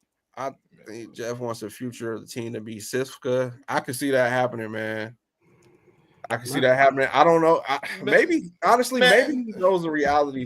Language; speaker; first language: English; native; English